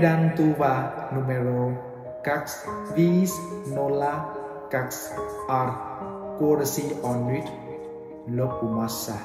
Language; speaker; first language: Finnish; non-native, learner; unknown